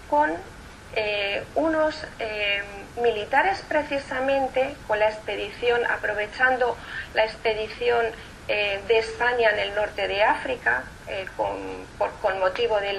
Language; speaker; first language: Spanish; native; Spanish